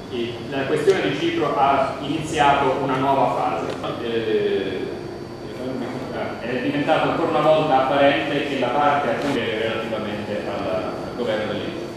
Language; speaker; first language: Italian; native; Italian